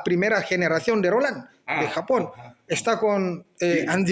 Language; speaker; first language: Spanish; non-native, fluent; Indonesian